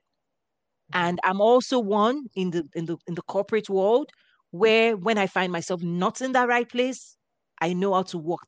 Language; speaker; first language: English; non-native, local second language; Yoruba